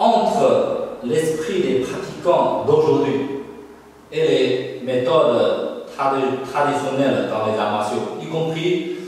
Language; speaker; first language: French; non-native, fluent; Chinese